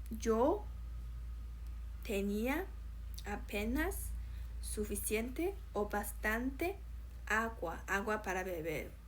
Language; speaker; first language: Spanish; non-native, fluent; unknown